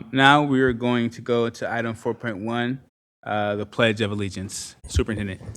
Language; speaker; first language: English; native; English